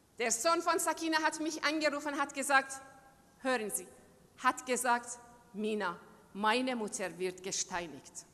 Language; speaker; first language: German; non-native, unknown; Persian